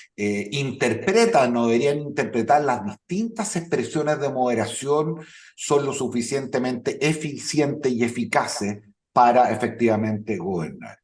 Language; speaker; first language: Spanish; native; Spanish